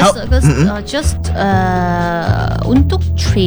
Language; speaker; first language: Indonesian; non-native, learner; Korean